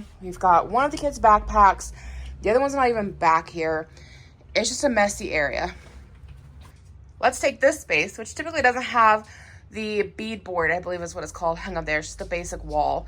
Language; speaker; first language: English; native; English